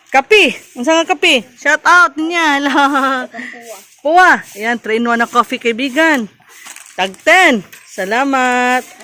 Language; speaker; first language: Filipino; non-native, local second language; Cebuano